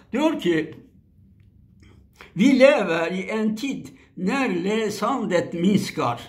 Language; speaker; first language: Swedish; non-native, fluent; Turkish